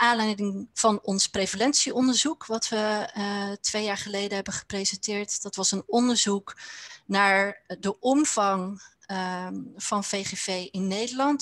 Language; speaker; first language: Dutch; native; Dutch